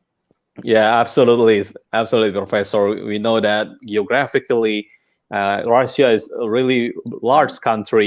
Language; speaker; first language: English; non-native, fluent; Indonesian